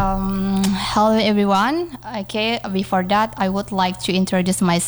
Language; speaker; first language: English; non-native, learner; Indonesian